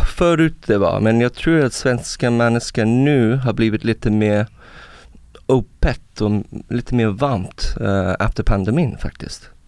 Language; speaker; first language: Swedish; non-native, fluent; English